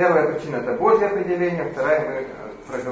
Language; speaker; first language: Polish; non-native, learner; Russian